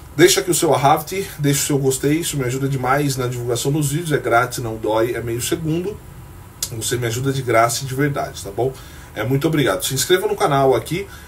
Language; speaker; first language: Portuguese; native; Portuguese